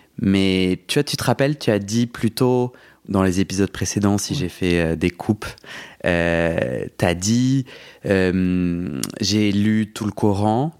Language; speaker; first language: French; native; French